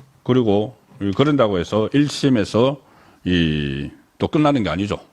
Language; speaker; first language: Korean; native; Korean